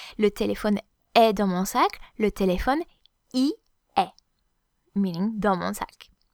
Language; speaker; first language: French; native; French